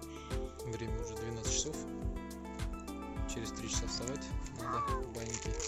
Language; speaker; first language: Russian; native; Russian